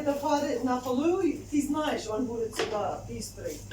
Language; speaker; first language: Russian; non-native, learner; English